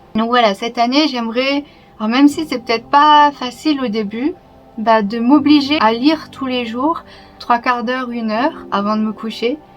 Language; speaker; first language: French; early bilingual, other home language; Vietnamese